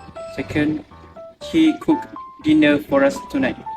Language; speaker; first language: English; non-native, fluent; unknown